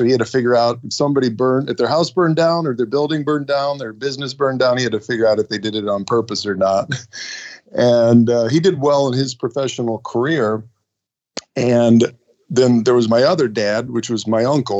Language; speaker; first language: English; native; English